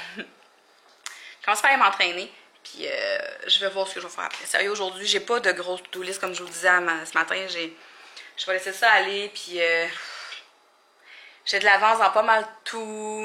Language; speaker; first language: French; native; French